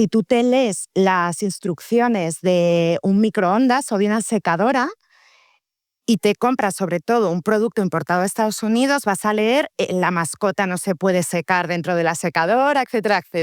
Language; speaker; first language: Spanish; native; Spanish